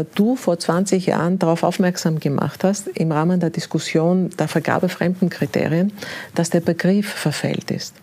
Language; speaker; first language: German; non-native, fluent; Greek